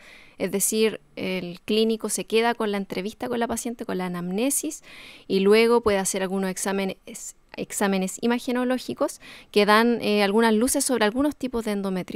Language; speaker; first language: Spanish; native; Spanish